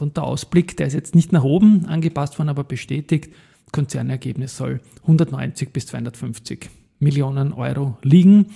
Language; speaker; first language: German; native; German